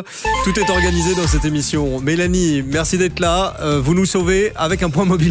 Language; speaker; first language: French; native; French